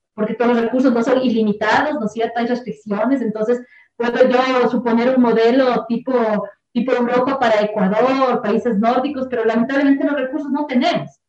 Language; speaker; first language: Spanish; native; Spanish